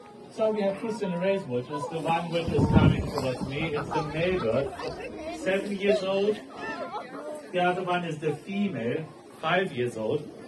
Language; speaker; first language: English; non-native, fluent; German